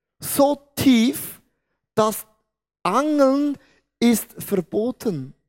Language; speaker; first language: German; non-native, fluent; Portuguese